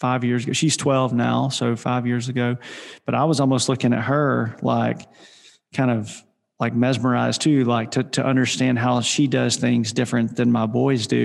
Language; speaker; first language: English; native; English